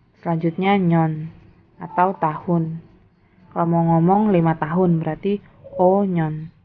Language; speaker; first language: Indonesian; native; Indonesian